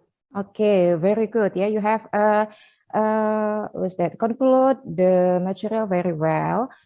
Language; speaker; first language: English; non-native, fluent; Indonesian